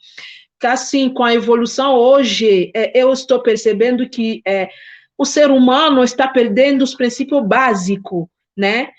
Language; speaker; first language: Portuguese; non-native, fluent; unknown